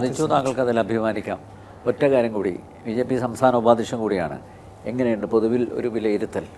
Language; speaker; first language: Malayalam; native; Malayalam